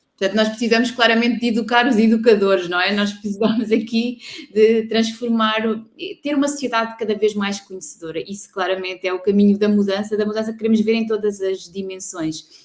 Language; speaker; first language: Portuguese; native; Portuguese